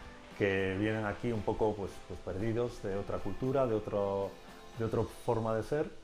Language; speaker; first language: Spanish; native; Spanish